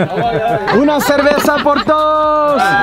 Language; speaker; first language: Spanish; non-native, learner; English